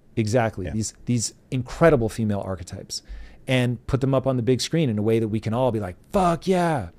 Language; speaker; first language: English; native; English